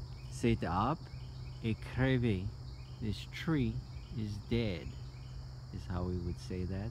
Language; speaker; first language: English; early bilingual, other home language; French